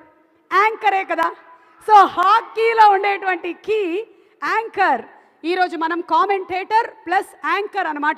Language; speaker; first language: Telugu; native; Telugu